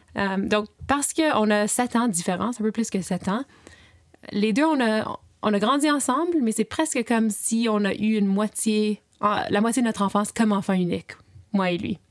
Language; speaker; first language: French; native; French